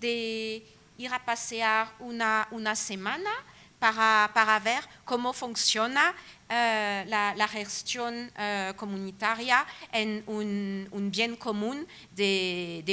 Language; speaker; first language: Spanish; non-native, fluent; French